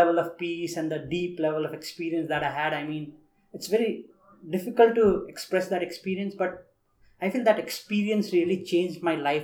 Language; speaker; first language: English; non-native, local second language; Nepali